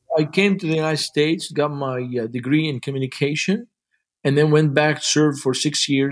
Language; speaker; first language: English; non-native, fluent; Arabic